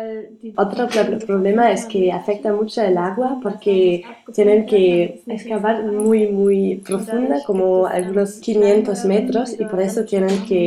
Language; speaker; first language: Spanish; non-native, learner; German